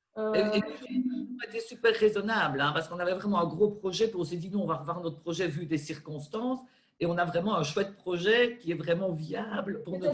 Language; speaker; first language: French; native; French